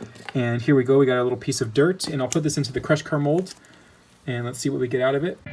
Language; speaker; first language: English; native; English